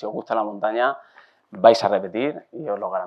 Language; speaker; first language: Spanish; native; Spanish